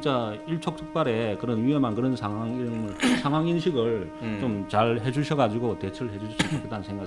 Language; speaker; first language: Korean; native; Korean